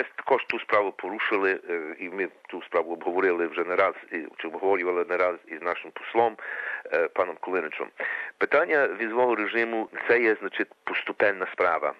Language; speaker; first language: Ukrainian; early bilingual, heritage; Ukrainian